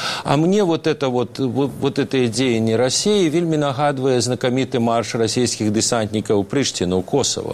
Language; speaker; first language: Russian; non-native, local second language; Belarusian